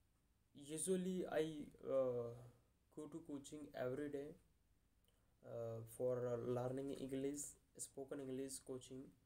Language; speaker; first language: English; non-native, learner; Hindi